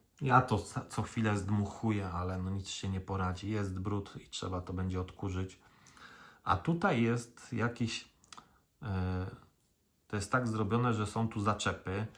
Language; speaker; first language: Polish; native; Polish